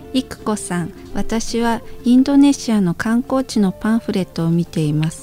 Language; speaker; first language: Japanese; non-native, fluent; Indonesian